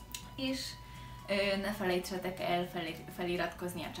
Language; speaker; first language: Hungarian; non-native, learner; Polish